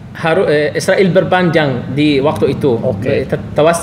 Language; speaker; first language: Indonesian; non-native, learner; Arabic